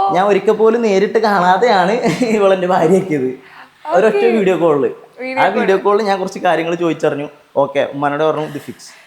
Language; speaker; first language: Malayalam; native; Malayalam